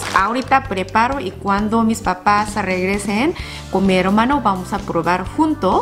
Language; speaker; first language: Spanish; non-native, fluent; Korean